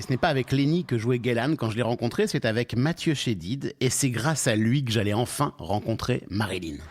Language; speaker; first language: French; native; French